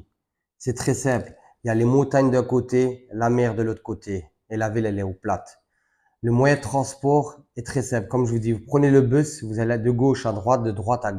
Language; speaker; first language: French; non-native, fluent; Turkish